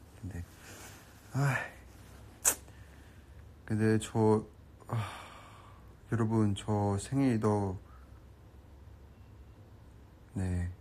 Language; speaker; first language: Korean; non-native, learner; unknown